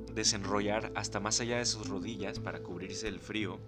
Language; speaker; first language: Spanish; native; Spanish